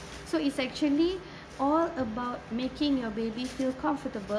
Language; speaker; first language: English; non-native, local second language; Malay